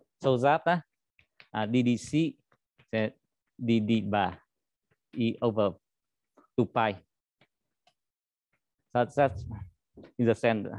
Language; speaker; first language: English; non-native, learner; Vietnamese